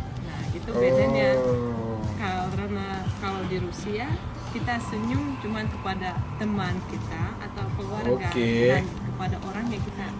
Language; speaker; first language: Indonesian; non-native, fluent; Russian